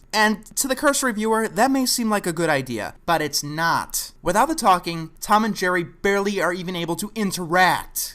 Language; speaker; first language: English; native; English